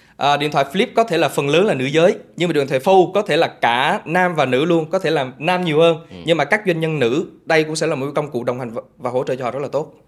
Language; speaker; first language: Vietnamese; native; Vietnamese